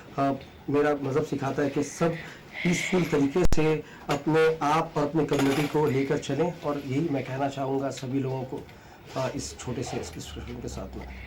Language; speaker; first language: Hindi; native; Hindi